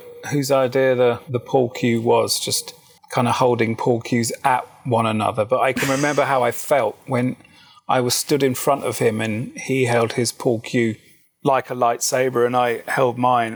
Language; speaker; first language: English; native; English